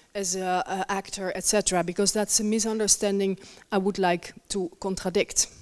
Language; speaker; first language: English; non-native, fluent; Dutch